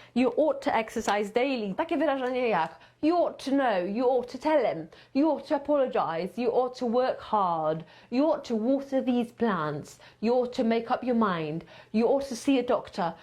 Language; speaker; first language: English; non-native, fluent; Polish